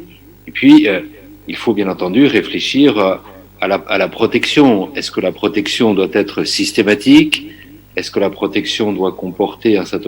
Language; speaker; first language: French; native; French